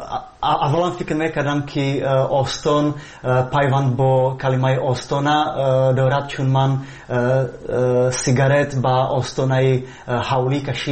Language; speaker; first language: Persian; non-native, fluent; Czech